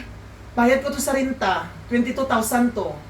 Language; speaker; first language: Filipino; non-native, local second language; Cebuano